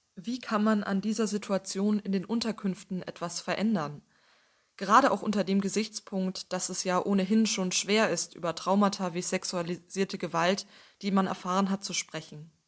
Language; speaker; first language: German; native; German